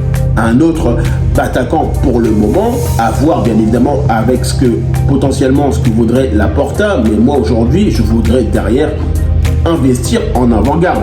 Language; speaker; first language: French; native; French